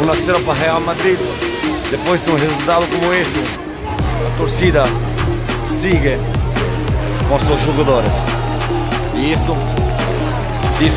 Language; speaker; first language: Portuguese; non-native, fluent; Spanish